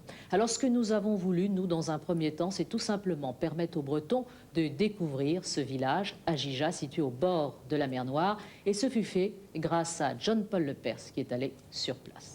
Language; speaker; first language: French; native; French